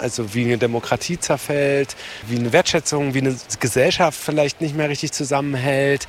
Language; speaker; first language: German; native; German